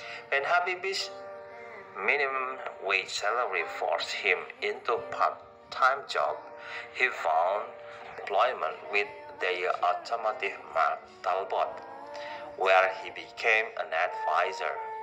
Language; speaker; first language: English; non-native, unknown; Indonesian